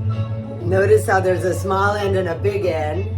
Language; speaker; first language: English; native; English